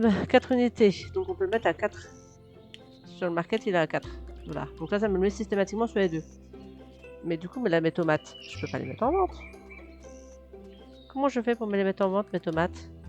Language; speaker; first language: French; native; French